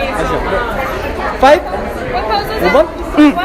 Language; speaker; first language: Korean; native; Korean